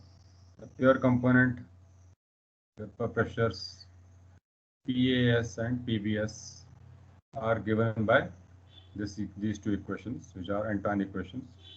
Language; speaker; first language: English; non-native, local second language; Hindi